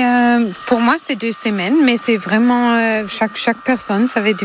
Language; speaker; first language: French; non-native, learner; German